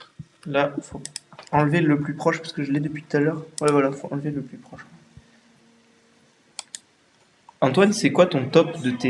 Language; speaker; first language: French; native; French